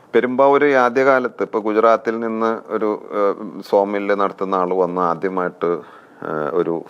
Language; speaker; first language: Malayalam; native; Malayalam